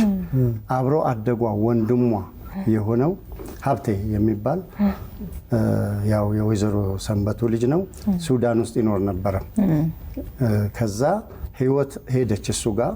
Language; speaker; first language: Amharic; native; Amharic